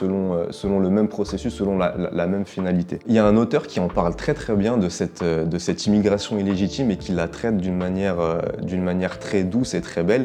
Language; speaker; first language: French; native; French